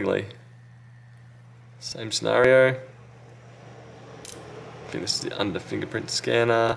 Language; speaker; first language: English; native; English